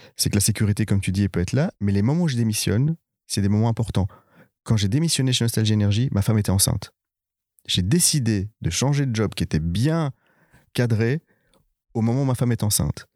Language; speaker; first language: French; native; French